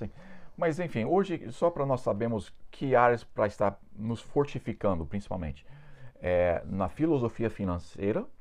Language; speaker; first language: Portuguese; non-native, fluent; English